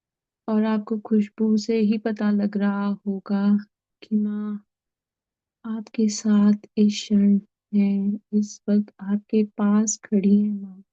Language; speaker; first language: Hindi; native; Hindi